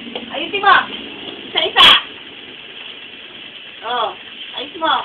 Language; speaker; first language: Filipino; native; Filipino